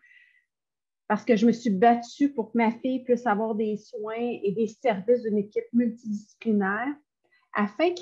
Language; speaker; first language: French; native; French